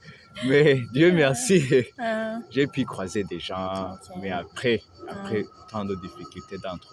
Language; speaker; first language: French; non-native, local second language; Rundi